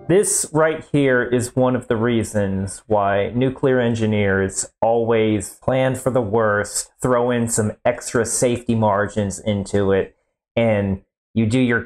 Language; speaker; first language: English; native; English